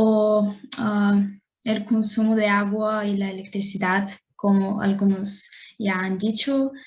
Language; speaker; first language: Spanish; non-native, fluent; Bulgarian